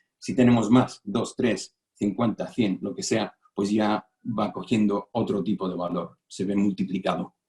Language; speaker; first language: Spanish; non-native, fluent; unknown